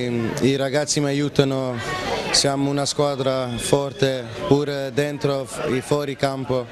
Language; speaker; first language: Italian; non-native, fluent; Dutch